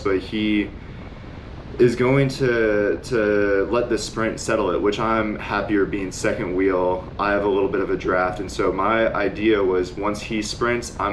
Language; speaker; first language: English; native; English